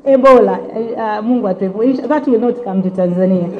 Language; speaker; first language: English; non-native, local second language; Swahili